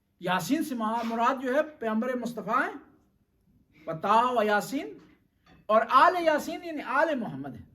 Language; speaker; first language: Urdu; non-native, local second language; Punjabi